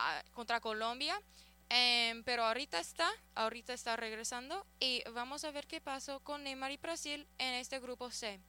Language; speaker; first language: Spanish; early bilingual, heritage; Spanish